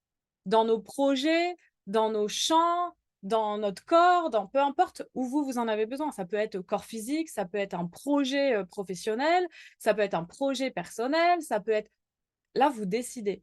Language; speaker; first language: French; native; French